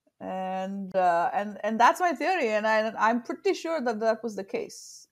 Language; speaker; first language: English; non-native, local second language; Tamil